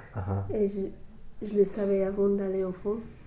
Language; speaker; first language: French; non-native, fluent; English